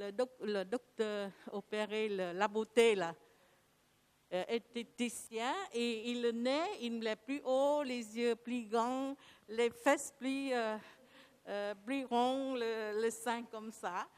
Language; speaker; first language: French; non-native, learner; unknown